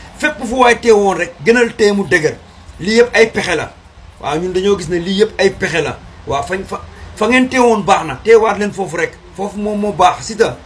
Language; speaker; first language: Wolof; non-native, local second language; Serer